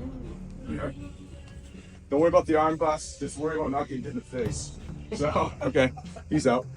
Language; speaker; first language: English; native; English